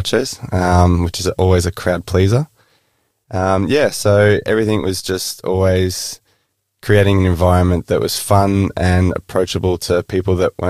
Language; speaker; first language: English; native; English